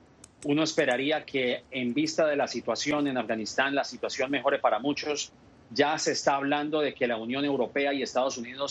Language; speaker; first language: Spanish; native; Spanish